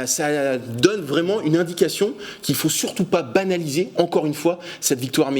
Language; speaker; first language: French; native; French